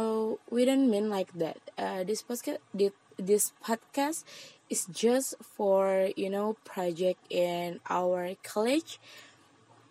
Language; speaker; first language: English; non-native, learner; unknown